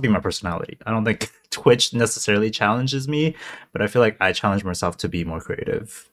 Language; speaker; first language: English; non-native, local second language; Cantonese